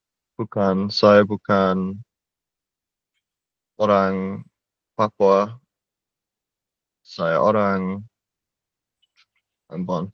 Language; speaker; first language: Indonesian; non-native, learner; English